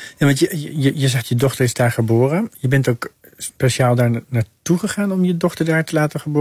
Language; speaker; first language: Dutch; native; Dutch